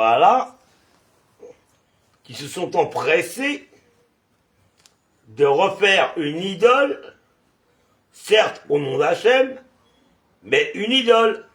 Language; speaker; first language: French; native; French